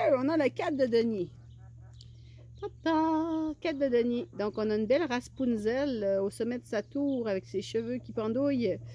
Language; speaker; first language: French; native; French